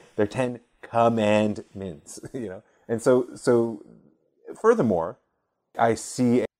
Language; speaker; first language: English; native; English